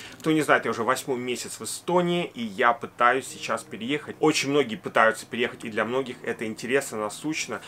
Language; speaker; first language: Russian; native; Russian